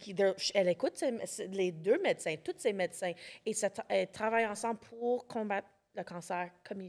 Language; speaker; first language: French; non-native, local second language; English